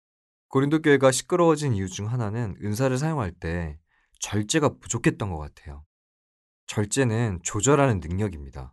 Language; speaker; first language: Korean; native; Korean